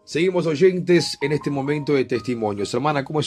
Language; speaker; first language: Spanish; native; Spanish